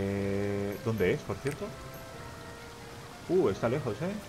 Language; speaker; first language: Spanish; native; Spanish